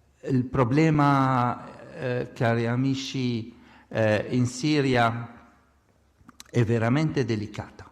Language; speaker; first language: Italian; non-native, fluent; Arabic